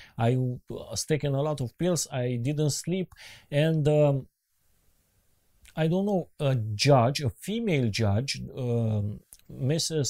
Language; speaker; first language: English; non-native, learner; Romanian